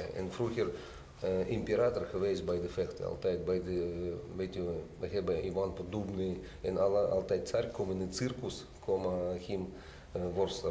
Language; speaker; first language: Dutch; non-native, learner; Russian